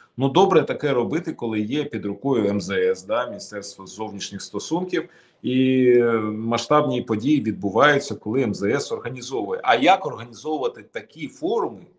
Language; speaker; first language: Ukrainian; non-native, local second language; Russian